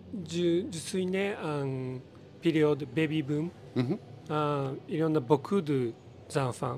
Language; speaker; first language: French; non-native, learner; Japanese